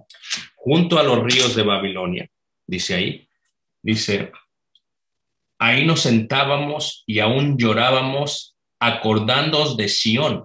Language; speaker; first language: Spanish; native; Spanish